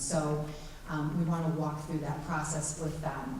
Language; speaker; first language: English; native; English